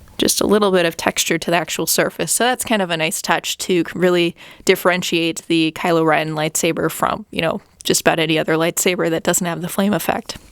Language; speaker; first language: English; native; English